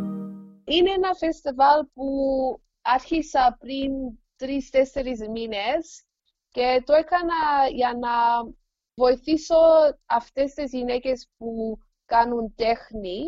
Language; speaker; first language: Greek; early bilingual, heritage; English